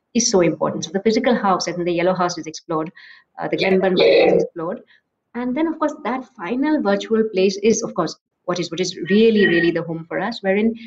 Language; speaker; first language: English; non-native, local second language; Assamese